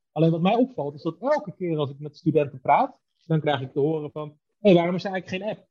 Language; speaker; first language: Dutch; native; Dutch